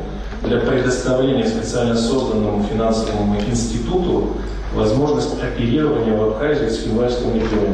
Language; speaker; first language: Russian; native; Russian